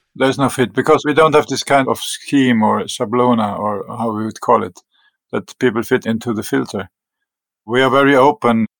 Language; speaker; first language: English; non-native, fluent; German